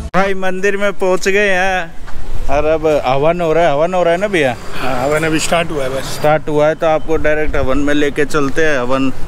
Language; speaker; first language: Hindi; native; Hindi